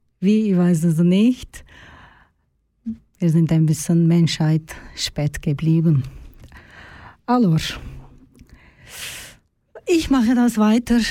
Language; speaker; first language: German; non-native, learner; Turkish